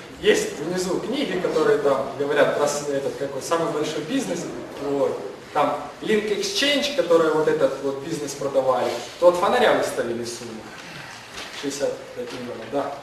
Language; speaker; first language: Russian; non-native, local second language; Ukrainian